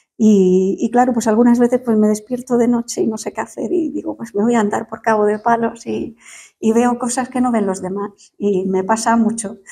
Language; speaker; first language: Spanish; non-native, fluent; English